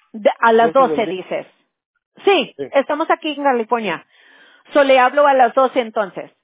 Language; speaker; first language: Spanish; early bilingual, heritage; Spanish